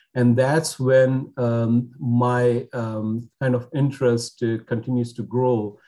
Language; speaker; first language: English; non-native, local second language; Urdu